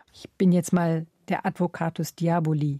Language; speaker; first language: German; native; German